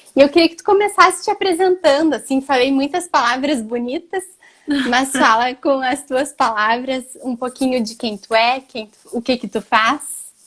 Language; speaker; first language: Portuguese; native; Portuguese